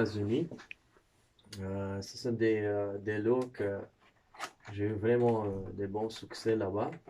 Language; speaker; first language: French; non-native, fluent; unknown